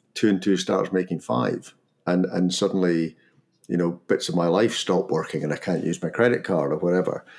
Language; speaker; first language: English; native; English